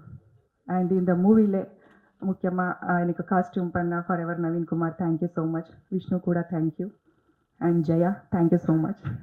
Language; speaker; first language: Tamil; non-native, learner; Kannada